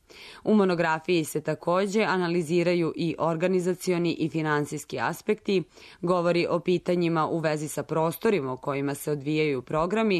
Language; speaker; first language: Serbian; native; Serbian